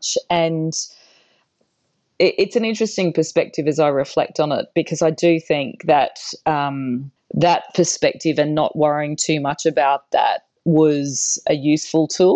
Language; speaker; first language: English; native; English